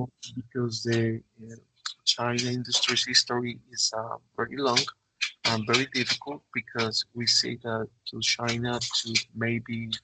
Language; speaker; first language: English; non-native, learner; Spanish